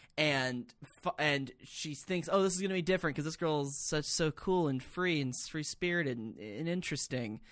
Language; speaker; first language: English; native; English